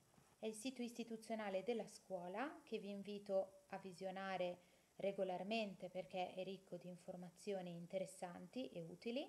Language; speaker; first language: Italian; native; Italian